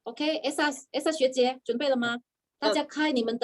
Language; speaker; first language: Chinese; non-native, fluent; Indonesian